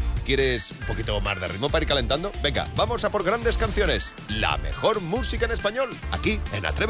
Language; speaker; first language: Spanish; native; Spanish